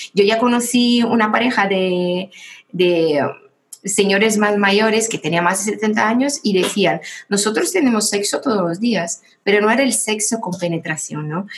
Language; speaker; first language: Spanish; non-native, fluent; Portuguese